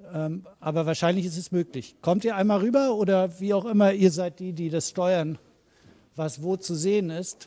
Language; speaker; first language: German; native; German